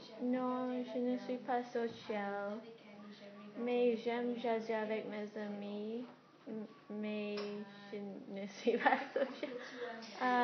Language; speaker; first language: French; non-native, learner; English